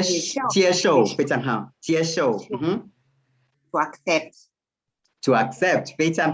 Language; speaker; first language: Chinese; non-native, fluent; Swahili